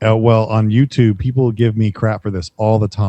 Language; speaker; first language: English; native; English